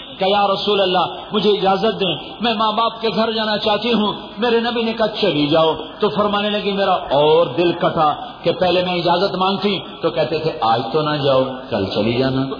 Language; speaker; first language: Urdu; non-native, local second language; Punjabi